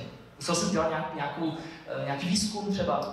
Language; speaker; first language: Czech; native; Czech